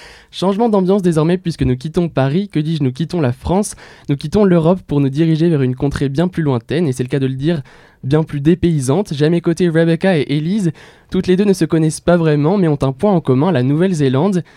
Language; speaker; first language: French; native; French